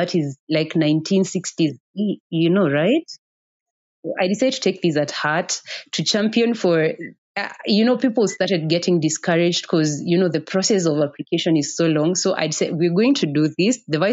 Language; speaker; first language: English; non-native, local second language; Kikuyu